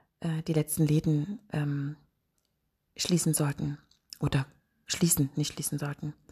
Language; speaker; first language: German; native; German